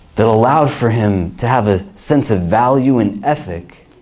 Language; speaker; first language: English; native; English